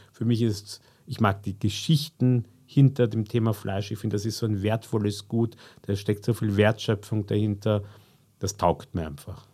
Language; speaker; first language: German; native; German